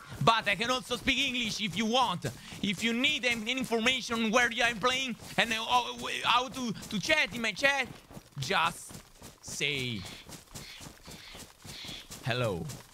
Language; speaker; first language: English; non-native, learner; Italian